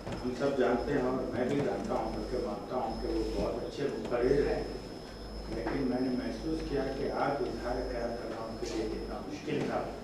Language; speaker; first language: Urdu; native; Urdu